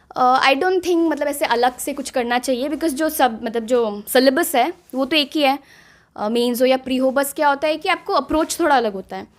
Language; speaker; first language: Hindi; non-native, local second language; Assamese